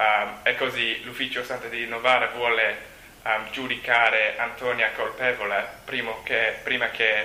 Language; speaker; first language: Italian; non-native, learner; English